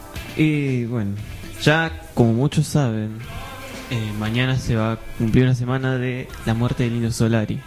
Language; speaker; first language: Spanish; native; Spanish